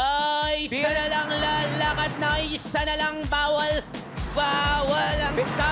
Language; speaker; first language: Filipino; native; Filipino